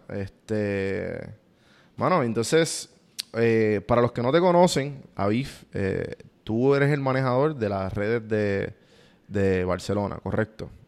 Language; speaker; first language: Spanish; native; Spanish